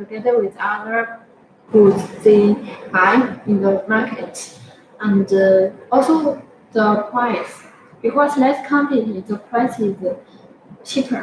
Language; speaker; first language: English; non-native, fluent; Chinese